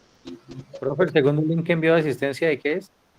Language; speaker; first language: Spanish; native; Spanish